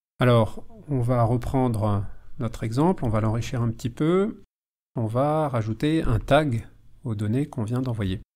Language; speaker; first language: French; native; French